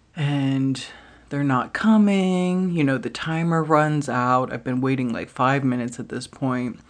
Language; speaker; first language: English; native; English